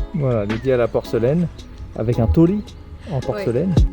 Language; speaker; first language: French; native; French